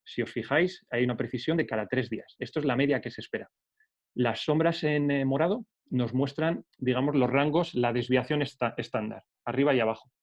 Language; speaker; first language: Spanish; native; Spanish